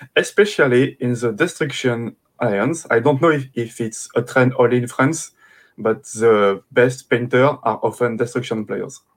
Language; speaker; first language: English; non-native, fluent; French